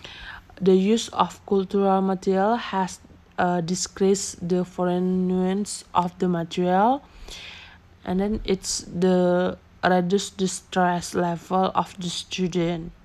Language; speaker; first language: English; non-native, learner; Indonesian